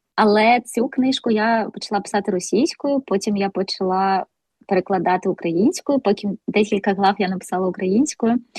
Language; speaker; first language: Ukrainian; non-native, local second language; Russian